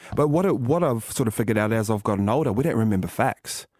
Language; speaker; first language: English; native; English